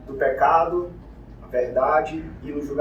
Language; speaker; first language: Portuguese; native; Portuguese